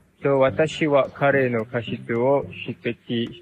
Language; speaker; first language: Japanese; non-native, learner; English